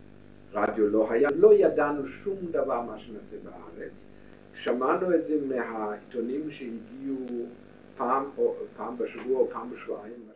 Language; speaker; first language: Hebrew; non-native, fluent; German